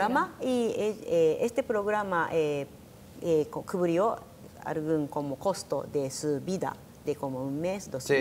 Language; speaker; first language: Spanish; non-native, learner; Japanese